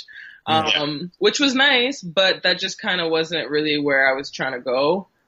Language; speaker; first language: English; native; English